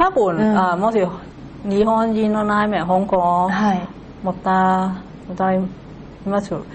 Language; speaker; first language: Japanese; non-native, learner; Cantonese